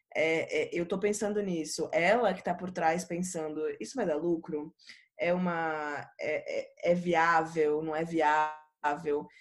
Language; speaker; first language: Portuguese; native; Portuguese